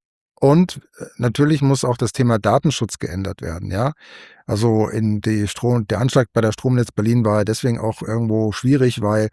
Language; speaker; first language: German; native; German